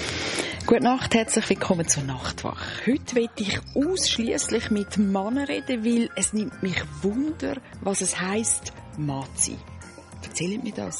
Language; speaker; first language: German; native; German